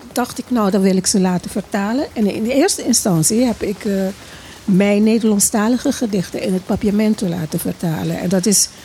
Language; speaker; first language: Dutch; non-native, local second language; Papiamento